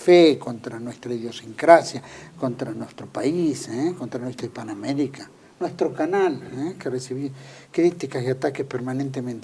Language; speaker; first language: Spanish; native; Spanish